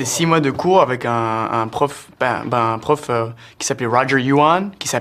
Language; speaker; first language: French; early bilingual, heritage; French